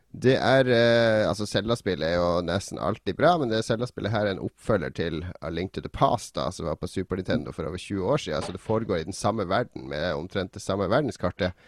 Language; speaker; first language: Norwegian; native; Norwegian